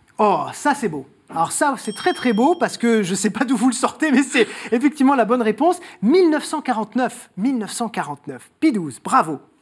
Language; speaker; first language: French; native; French